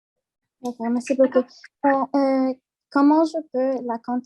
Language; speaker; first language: French; non-native, fluent; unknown